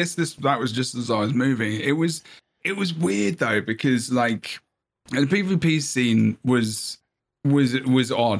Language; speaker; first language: English; native; English